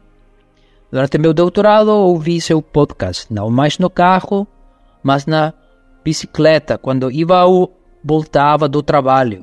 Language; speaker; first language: Portuguese; non-native, fluent; Spanish